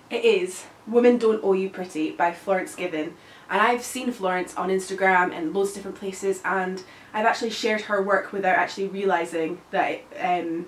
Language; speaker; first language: English; native; English